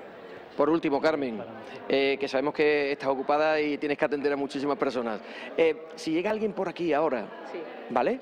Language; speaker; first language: Spanish; native; Spanish